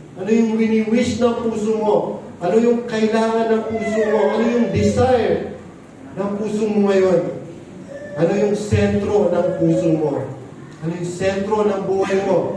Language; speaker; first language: Filipino; non-native, local second language; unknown